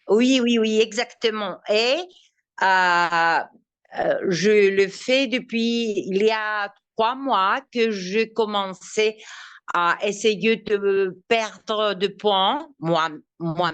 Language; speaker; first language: French; non-native, learner; Greek